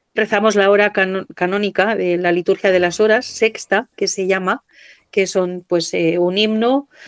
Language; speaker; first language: Spanish; native; Spanish